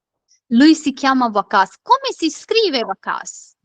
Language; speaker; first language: Italian; non-native, fluent; Urdu